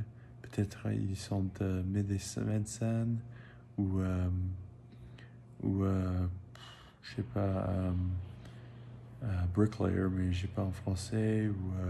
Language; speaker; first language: French; non-native, learner; English